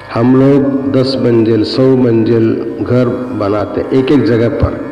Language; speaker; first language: Hindi; non-native, local second language; Kannada